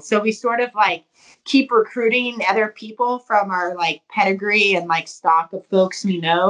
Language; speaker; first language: English; native; English